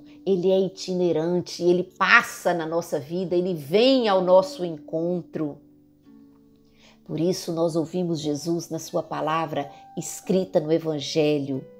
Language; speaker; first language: Portuguese; native; Portuguese